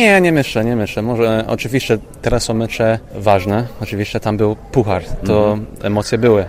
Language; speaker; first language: Polish; early bilingual, heritage; English